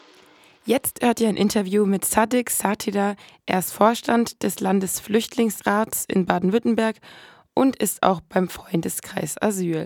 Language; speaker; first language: German; native; German